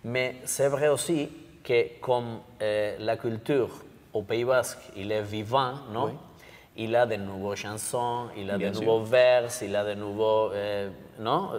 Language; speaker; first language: French; non-native, learner; Basque